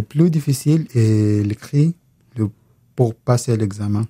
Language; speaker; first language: French; non-native, learner; Arabic